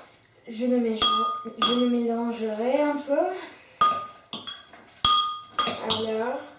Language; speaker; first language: French; non-native, learner; English